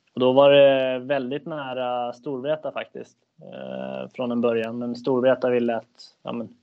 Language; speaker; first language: Swedish; native; Swedish